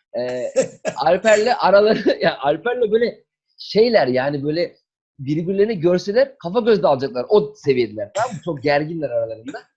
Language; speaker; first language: Turkish; native; Turkish